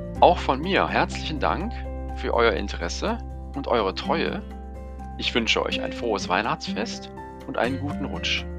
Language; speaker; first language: German; native; German